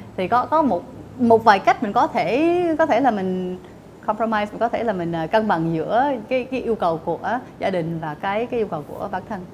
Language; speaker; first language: Vietnamese; early bilingual, heritage; Vietnamese